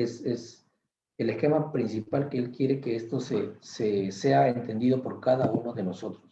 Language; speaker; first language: Spanish; native; Spanish